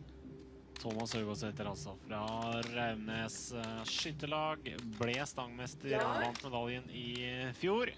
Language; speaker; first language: Norwegian; native; Norwegian